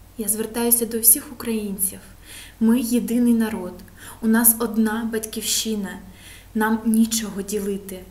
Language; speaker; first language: Ukrainian; non-native, local second language; Russian